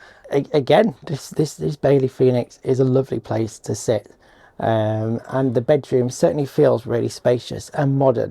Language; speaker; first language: English; native; English